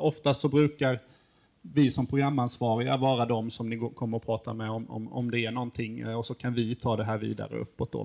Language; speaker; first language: Swedish; native; Swedish